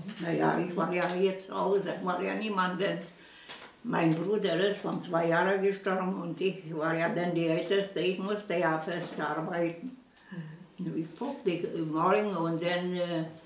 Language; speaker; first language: German; non-native, local second language; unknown